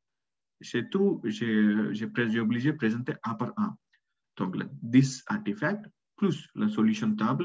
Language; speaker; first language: French; non-native, learner; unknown